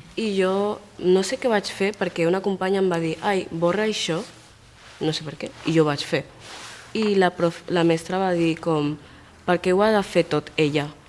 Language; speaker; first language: Catalan; early bilingual, other home language; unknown